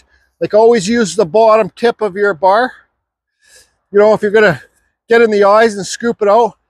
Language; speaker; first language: English; native; English